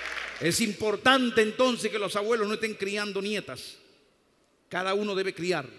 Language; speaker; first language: Spanish; native; Spanish